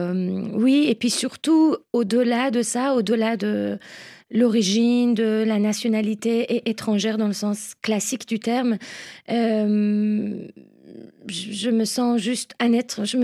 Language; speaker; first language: French; non-native, fluent; Persian